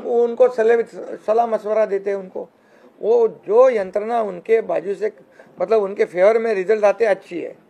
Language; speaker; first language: Hindi; non-native, local second language; Marathi